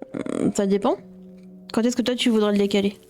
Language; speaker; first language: French; native; French